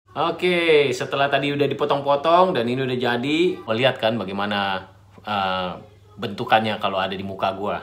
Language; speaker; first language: Indonesian; native; Indonesian